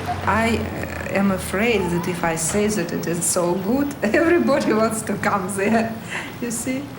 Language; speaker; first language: English; non-native, learner; Russian